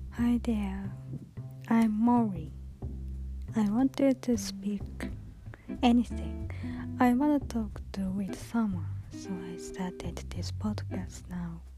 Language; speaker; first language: English; non-native, learner; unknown